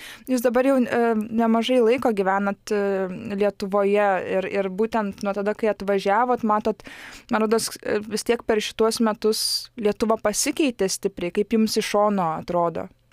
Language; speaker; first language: Lithuanian; native; Lithuanian